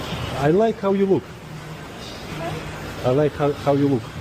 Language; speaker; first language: English; non-native, learner; Russian